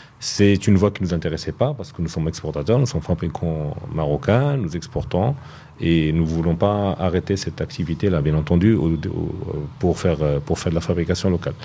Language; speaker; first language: French; non-native, local second language; Arabic